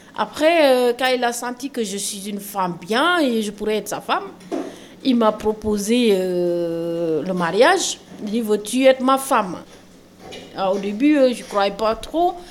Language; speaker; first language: French; non-native, local second language; Wolof